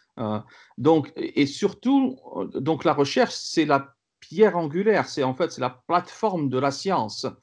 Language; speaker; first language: French; non-native, local second language; Kabyle